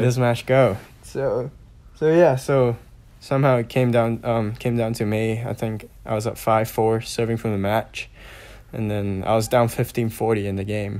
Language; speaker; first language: English; non-native, local second language; Cantonese